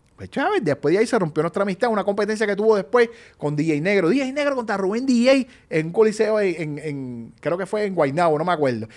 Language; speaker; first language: Spanish; native; Spanish